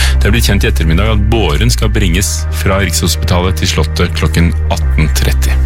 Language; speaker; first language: Norwegian; native; Norwegian